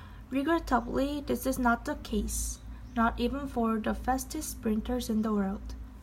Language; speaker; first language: English; non-native, fluent; Korean